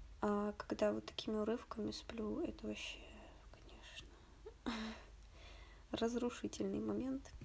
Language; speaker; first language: Russian; native; Russian